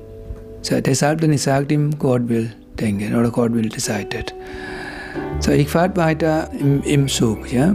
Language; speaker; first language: German; non-native, learner; Tamil